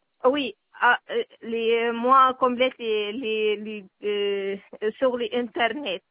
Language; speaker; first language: French; non-native, learner; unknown